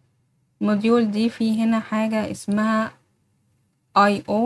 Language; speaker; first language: Arabic; native; Arabic